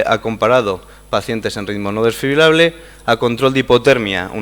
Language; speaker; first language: Spanish; native; Spanish